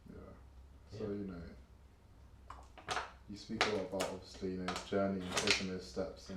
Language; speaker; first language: English; native; English